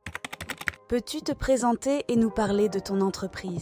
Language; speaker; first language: French; native; French